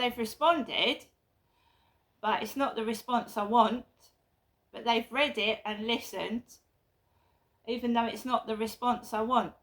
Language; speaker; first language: English; native; English